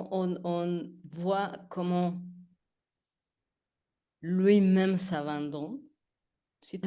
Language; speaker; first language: French; non-native, learner; Spanish